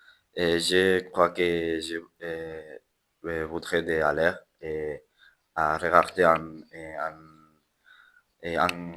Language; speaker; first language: French; non-native, learner; Spanish